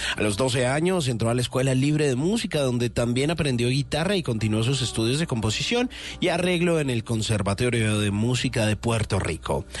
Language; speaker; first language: Spanish; native; Spanish